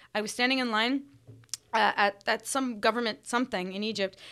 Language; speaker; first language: English; early bilingual, other home language; Arabic